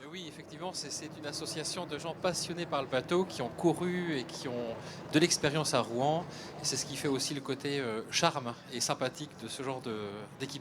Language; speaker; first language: French; native; French